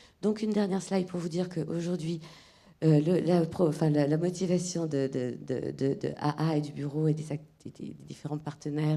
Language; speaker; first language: French; native; French